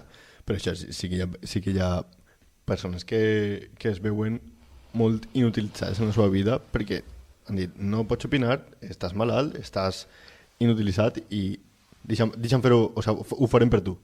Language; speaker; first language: Catalan; native; Catalan